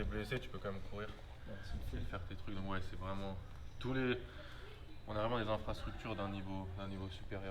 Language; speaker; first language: French; native; French